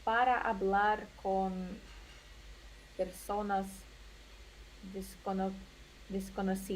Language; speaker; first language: Spanish; non-native, learner; Russian